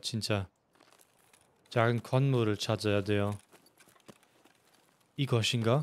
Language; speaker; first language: Korean; non-native, learner; German